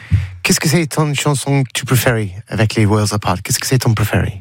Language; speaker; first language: French; non-native, learner; English